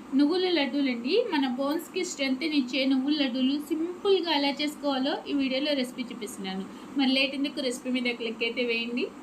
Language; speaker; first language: Telugu; non-native, local second language; Urdu